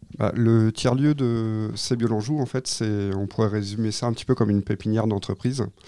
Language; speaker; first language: French; native; French